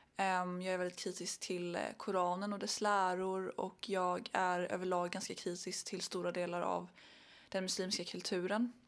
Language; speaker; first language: Swedish; early bilingual, other home language; Arabic